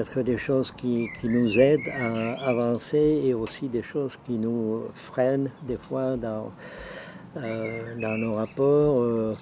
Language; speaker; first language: French; non-native, fluent; Czech